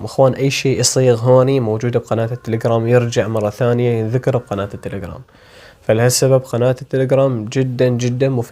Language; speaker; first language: Arabic; native; Arabic